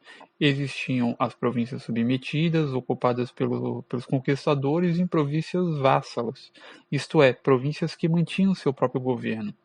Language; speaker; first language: Portuguese; native; Portuguese